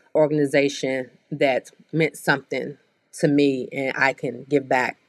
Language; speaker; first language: English; native; English